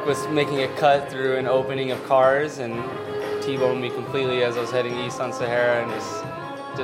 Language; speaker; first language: English; native; English